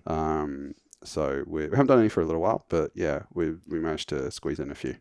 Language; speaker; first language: English; native; English